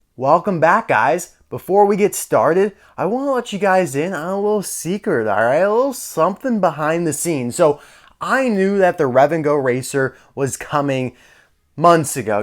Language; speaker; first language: English; native; English